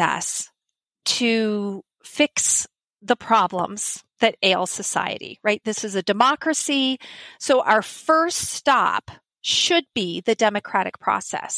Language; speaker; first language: English; native; English